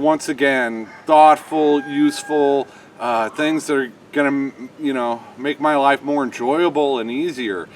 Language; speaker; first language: English; native; English